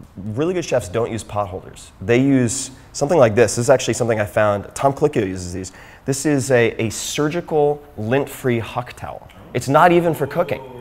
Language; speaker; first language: English; native; English